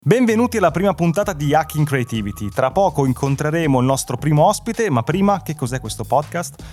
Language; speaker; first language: Italian; native; Italian